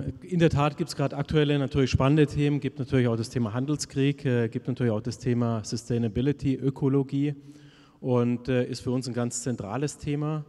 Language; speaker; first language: German; native; German